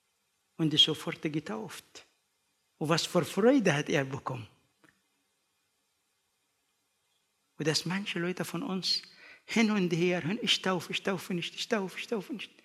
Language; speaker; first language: German; non-native, learner; Arabic